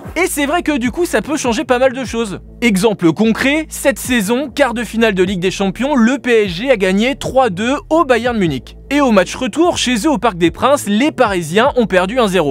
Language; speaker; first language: French; native; French